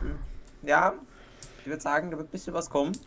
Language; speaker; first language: German; native; German